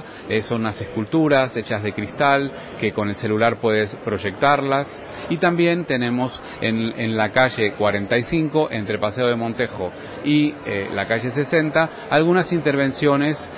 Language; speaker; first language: Spanish; native; Spanish